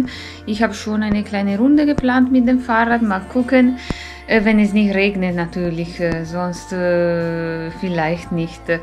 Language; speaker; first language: German; non-native, fluent; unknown